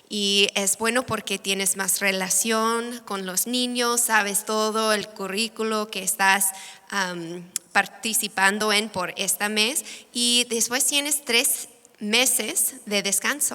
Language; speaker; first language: Spanish; non-native, fluent; English